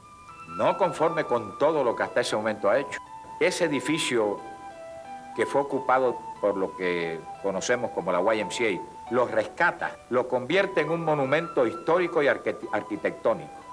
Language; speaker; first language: Spanish; native; Spanish